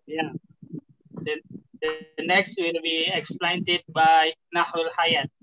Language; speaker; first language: English; non-native, learner; Indonesian